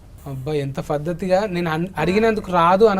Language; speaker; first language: Telugu; native; Telugu